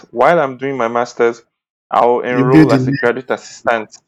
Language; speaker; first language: English; non-native, local second language; Bini